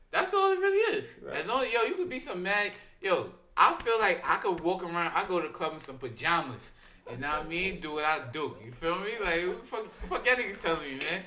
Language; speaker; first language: English; native; English